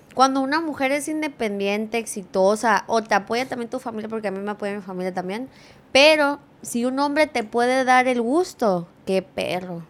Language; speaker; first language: Spanish; early bilingual, heritage; Spanish